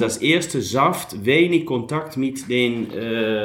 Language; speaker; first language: German; non-native, learner; Dutch